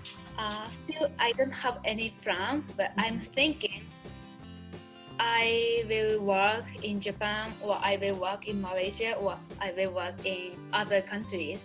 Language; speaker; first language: English; non-native, learner; Japanese